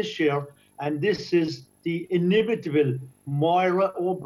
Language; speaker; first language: English; native; English